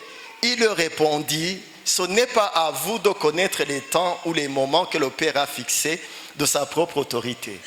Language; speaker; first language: French; non-native, local second language; Rundi